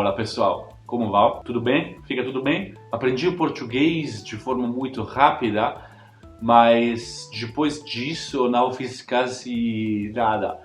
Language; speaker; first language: Portuguese; non-native, learner; Italian